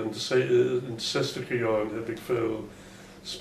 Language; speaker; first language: Dutch; non-native, fluent; English